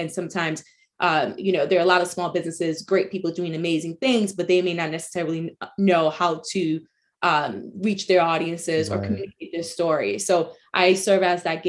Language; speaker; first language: English; early bilingual, other home language; Spanish